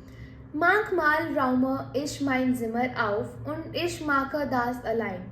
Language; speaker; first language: German; non-native, fluent; Hindi